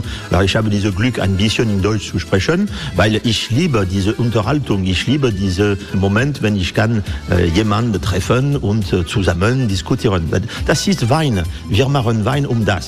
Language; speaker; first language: German; non-native, learner; French